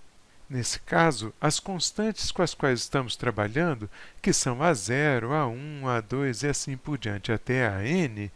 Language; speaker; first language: Portuguese; native; Portuguese